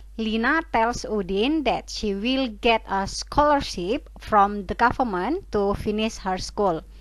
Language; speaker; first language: English; non-native, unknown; Indonesian